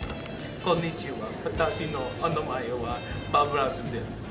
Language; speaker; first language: Japanese; non-native, learner; English